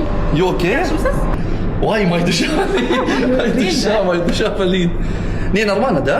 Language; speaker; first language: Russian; non-native, learner; Arabic